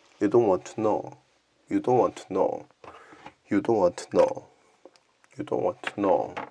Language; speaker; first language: English; non-native, learner; Korean